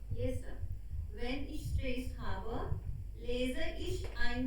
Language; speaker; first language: German; non-native, learner; Hindi